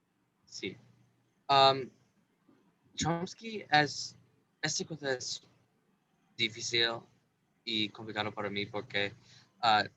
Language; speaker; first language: Spanish; non-native, learner; English